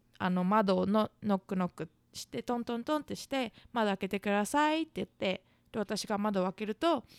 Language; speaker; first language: Japanese; native; Japanese